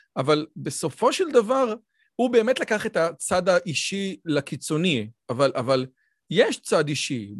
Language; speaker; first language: Hebrew; native; Hebrew